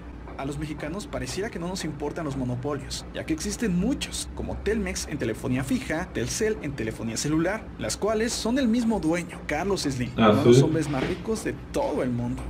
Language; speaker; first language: Spanish; native; Spanish